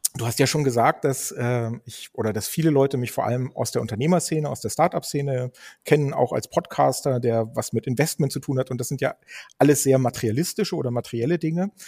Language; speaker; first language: German; native; German